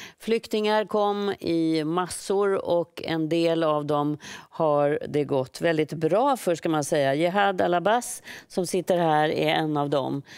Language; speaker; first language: Swedish; native; Swedish